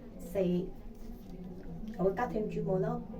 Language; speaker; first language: Cantonese; non-native, fluent; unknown